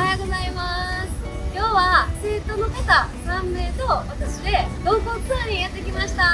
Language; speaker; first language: Japanese; native; Japanese